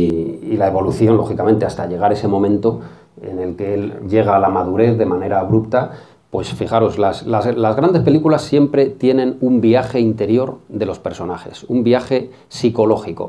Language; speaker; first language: Spanish; native; Spanish